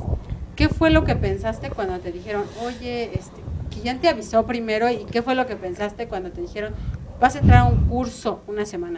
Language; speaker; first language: Spanish; native; Spanish